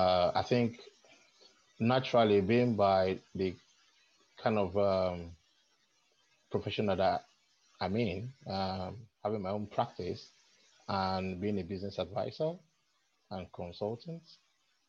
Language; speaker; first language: English; non-native, local second language; Yoruba